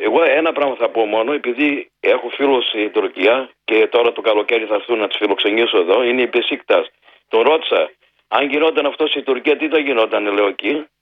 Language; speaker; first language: Greek; early bilingual, heritage; Greek